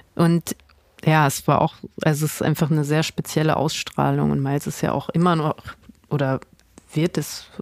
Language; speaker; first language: German; native; German